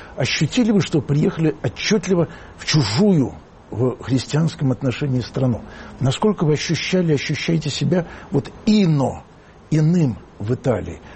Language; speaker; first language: Russian; native; Russian